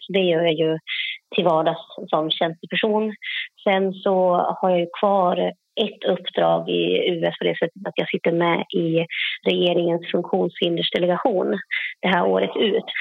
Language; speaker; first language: Swedish; native; Swedish